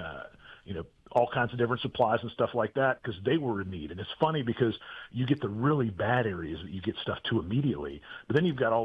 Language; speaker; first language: English; native; English